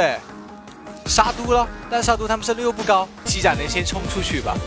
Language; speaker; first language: Chinese; native; Chinese